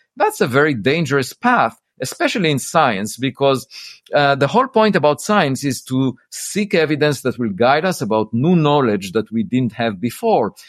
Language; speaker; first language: English; non-native, fluent; Hebrew